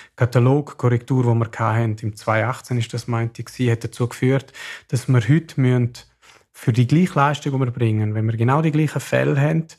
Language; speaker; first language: German; non-native, local second language; Romansh